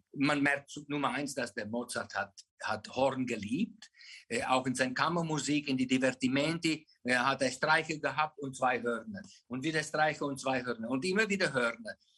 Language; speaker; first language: German; non-native, fluent; Afrikaans